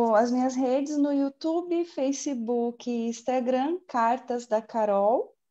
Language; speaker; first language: Portuguese; native; Portuguese